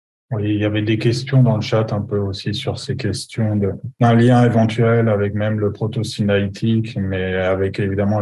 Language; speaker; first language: French; native; French